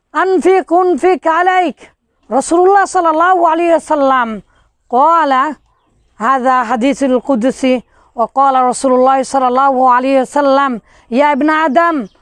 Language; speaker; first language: Arabic; non-native, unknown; Bangla